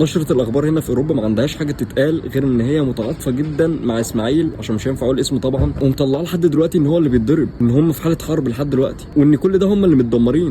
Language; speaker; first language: Arabic; native; Arabic